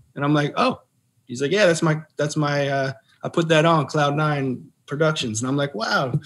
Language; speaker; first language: English; native; English